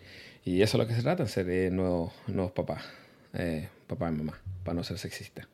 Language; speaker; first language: Spanish; early bilingual, heritage; Spanish